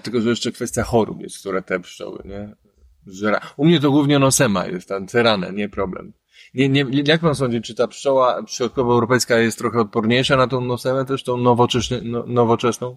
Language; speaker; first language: Polish; native; Polish